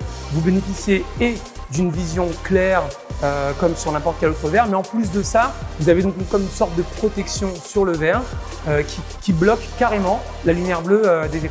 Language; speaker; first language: French; native; French